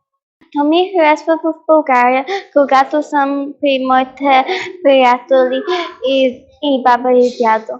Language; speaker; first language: Bulgarian; early bilingual, heritage; Bulgarian